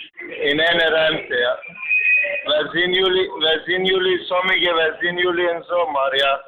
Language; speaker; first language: Dutch; non-native, fluent; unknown